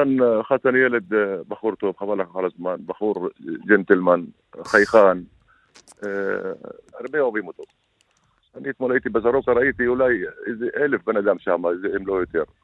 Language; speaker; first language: Hebrew; non-native, local second language; Arabic